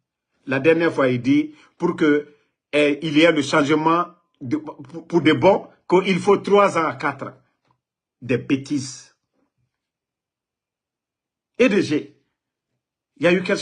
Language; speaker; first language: French; non-native, local second language; Mandingo